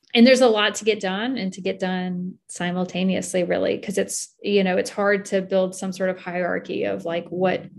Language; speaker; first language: English; native; English